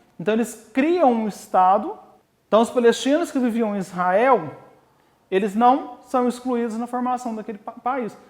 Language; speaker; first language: Portuguese; native; Portuguese